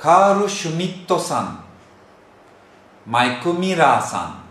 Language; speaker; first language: Japanese; non-native, fluent; Turkish